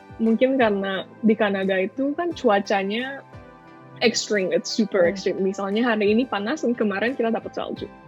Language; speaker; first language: Indonesian; native; Indonesian